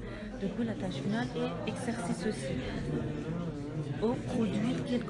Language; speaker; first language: French; non-native, learner; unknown